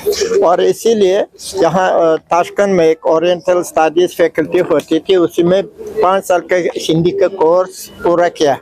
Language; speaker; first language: Hindi; non-native, fluent; Uzbek